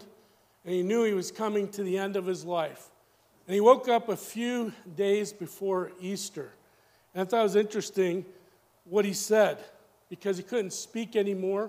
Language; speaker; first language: English; native; English